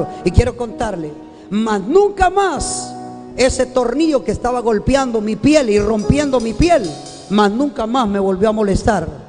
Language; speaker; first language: Spanish; native; Spanish